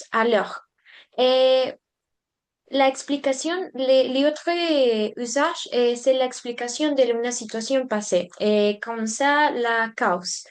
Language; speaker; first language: French; non-native, learner; Spanish